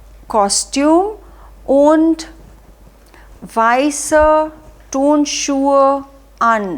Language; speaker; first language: German; non-native, fluent; Hindi